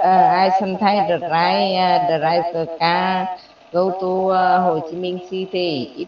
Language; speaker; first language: English; non-native, learner; Vietnamese